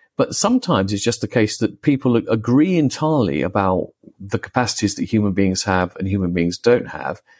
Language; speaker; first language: English; native; English